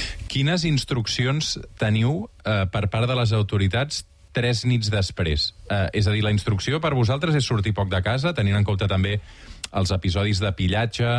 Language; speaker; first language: Catalan; native; Catalan